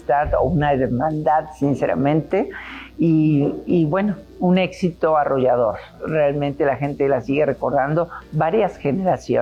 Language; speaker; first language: Spanish; native; Spanish